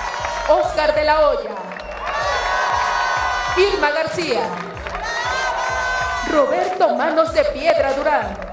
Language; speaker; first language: Spanish; native; Spanish